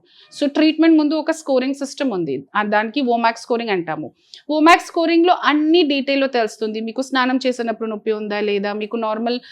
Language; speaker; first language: Telugu; non-native, local second language; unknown